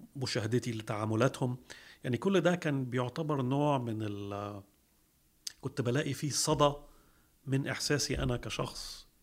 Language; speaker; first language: Arabic; early bilingual, heritage; Arabic